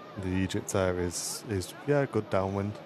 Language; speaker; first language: English; native; English